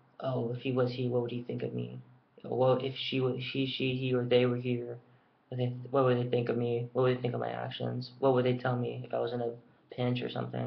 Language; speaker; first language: English; native; English